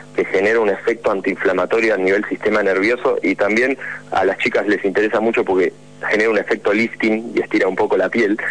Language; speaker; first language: Spanish; native; Spanish